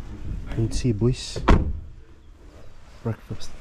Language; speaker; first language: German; non-native, learner; Fijian